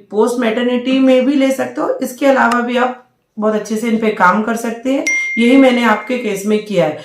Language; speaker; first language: Hindi; native; Hindi